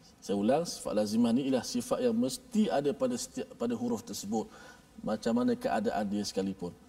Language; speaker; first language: Malay; native; Malay